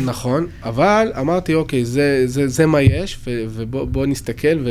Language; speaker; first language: Hebrew; early bilingual, other home language; French